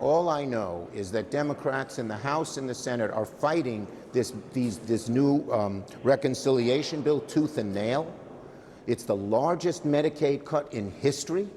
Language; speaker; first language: English; native; English